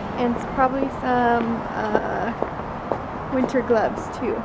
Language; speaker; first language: English; native; English